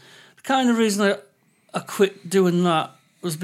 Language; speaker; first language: English; native; English